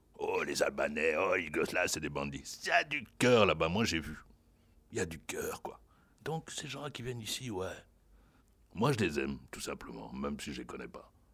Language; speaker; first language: French; non-native, local second language; Lingala